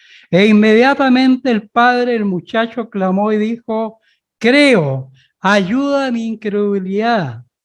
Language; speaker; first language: Spanish; native; Spanish